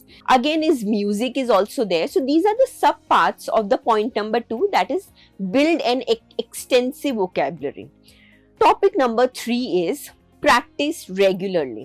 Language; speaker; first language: English; non-native, local second language; Hindi